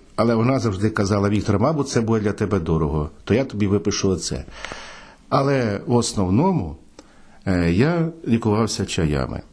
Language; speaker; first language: Ukrainian; native; Ukrainian